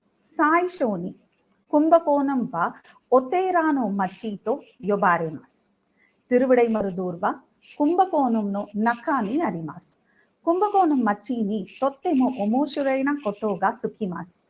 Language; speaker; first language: Japanese; non-native, fluent; Tamil